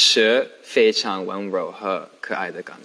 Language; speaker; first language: Chinese; non-native, learner; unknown